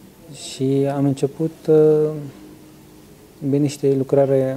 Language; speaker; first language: Romanian; non-native, learner; Arabic